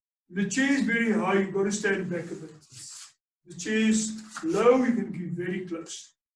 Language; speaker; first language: English; non-native, local second language; Afrikaans